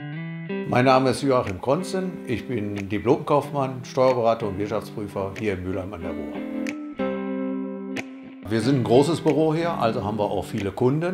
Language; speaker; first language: German; native; German